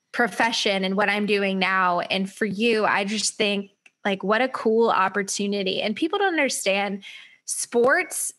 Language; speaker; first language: English; native; English